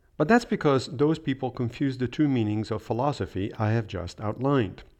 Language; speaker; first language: English; non-native, fluent; Italian